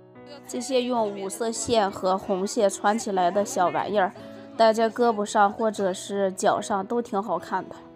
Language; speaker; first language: Chinese; native; Chinese